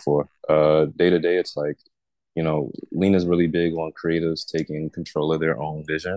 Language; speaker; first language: English; native; English